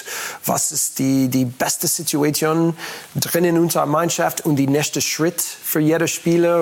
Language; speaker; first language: German; non-native, learner; English